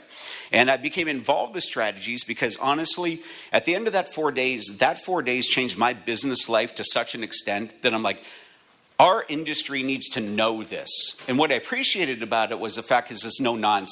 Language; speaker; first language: English; native; English